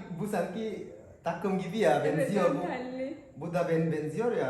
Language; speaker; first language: Turkish; non-native, learner; Indonesian